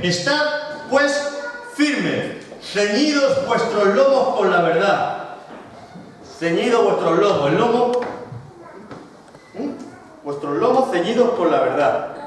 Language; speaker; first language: Spanish; native; Spanish